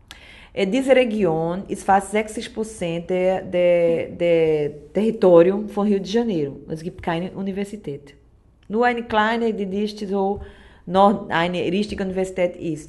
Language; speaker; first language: German; non-native, learner; Portuguese